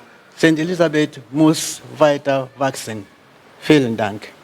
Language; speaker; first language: German; non-native, learner; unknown